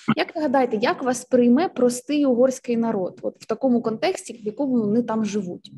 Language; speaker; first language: Ukrainian; native; Ukrainian